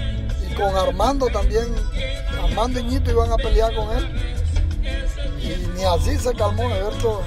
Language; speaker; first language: Spanish; native; Spanish